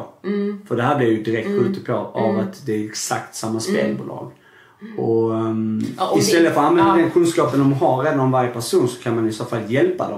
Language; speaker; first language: Swedish; native; Swedish